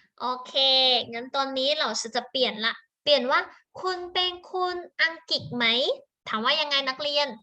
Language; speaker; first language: Thai; native; Thai